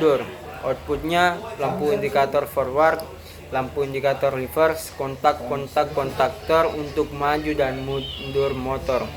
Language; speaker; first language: Indonesian; native; Indonesian